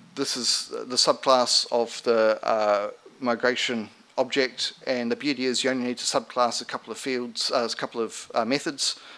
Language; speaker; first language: English; native; English